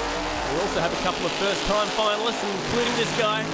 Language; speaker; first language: English; native; English